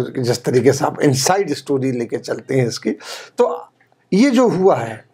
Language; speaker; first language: Urdu; native; Urdu